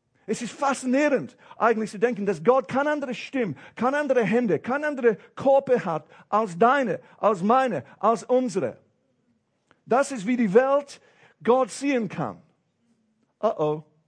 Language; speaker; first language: German; non-native, fluent; English